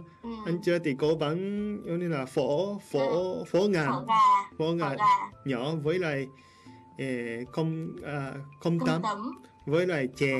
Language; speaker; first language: Vietnamese; non-native, fluent; Japanese